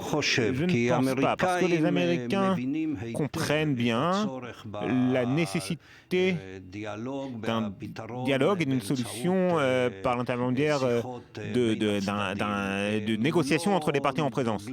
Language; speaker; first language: French; non-native, fluent; Hebrew